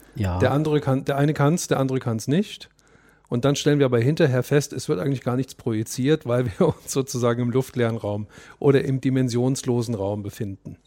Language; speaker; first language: German; native; German